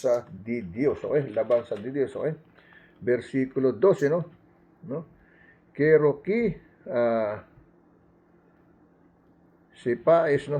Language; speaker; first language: Spanish; non-native, learner; Filipino